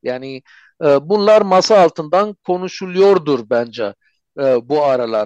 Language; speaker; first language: Turkish; non-native, fluent; Armenian